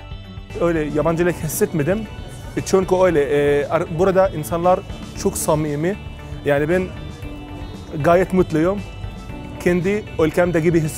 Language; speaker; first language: Turkish; non-native, fluent; Arabic